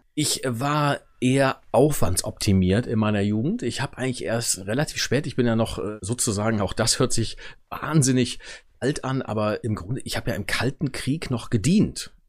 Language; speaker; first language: German; native; German